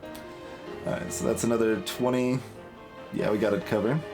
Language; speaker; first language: English; native; English